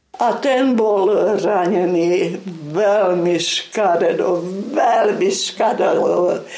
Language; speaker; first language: Slovak; non-native, local second language; Rusyn